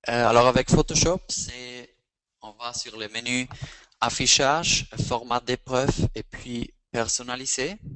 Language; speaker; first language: French; non-native, fluent; Spanish